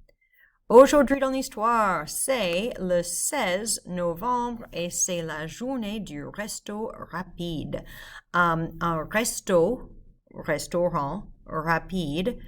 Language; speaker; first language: French; non-native, fluent; English